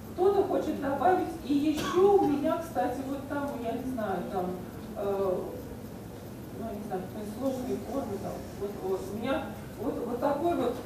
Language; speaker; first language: Russian; native; Russian